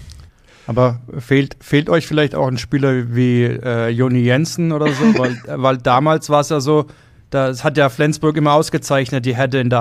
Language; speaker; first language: German; native; German